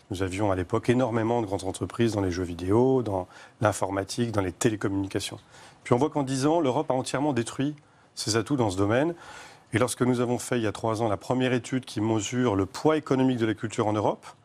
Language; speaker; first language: French; native; French